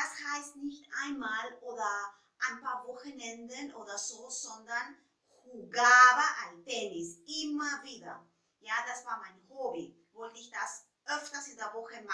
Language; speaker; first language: German; non-native, fluent; Spanish